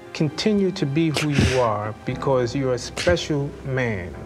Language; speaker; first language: English; native; English